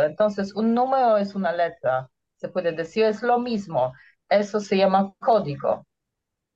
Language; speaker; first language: Spanish; non-native, learner; Polish